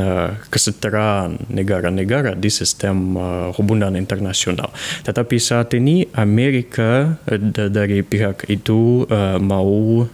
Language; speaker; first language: Indonesian; non-native, fluent; Russian